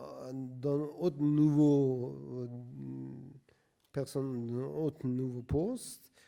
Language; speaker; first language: French; non-native, learner; Persian